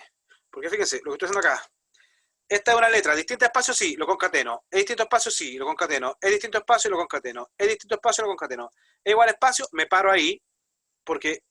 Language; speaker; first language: Spanish; native; Spanish